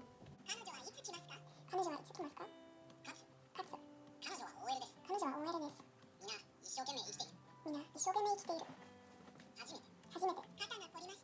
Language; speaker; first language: Japanese; non-native, learner; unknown